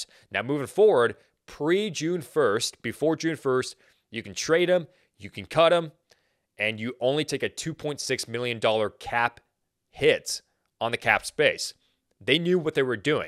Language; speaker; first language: English; native; English